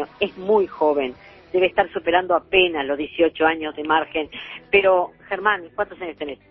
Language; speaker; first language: Spanish; native; Spanish